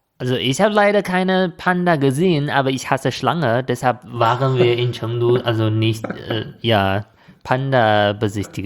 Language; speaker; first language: German; non-native, fluent; Chinese